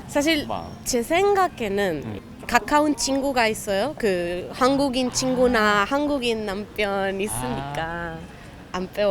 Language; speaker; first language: Korean; non-native, learner; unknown